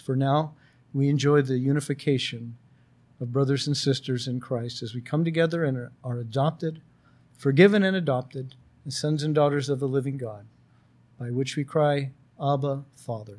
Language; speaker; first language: English; native; English